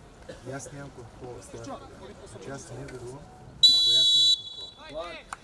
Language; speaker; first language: Macedonian; non-native, learner; Bulgarian